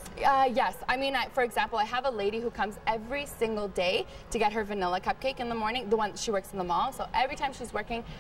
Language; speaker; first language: English; early bilingual, heritage; Spanish